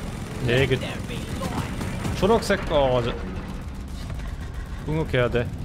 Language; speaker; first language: Korean; non-native, learner; German